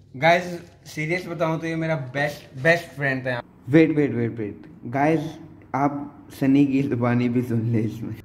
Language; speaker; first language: Urdu; native; Urdu